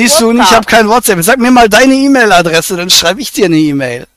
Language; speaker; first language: German; native; German